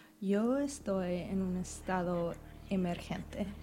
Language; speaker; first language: Spanish; non-native, learner; English